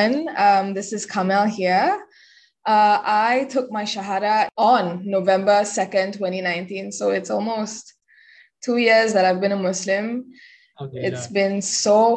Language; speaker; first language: English; native; English